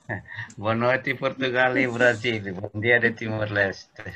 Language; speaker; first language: Portuguese; non-native, learner; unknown